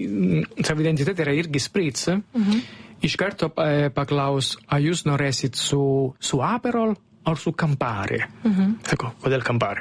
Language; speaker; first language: Lithuanian; non-native, learner; Italian